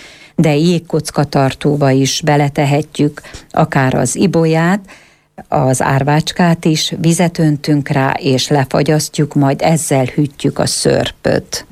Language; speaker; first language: Hungarian; native; Hungarian